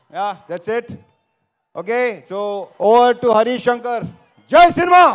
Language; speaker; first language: Telugu; native; Telugu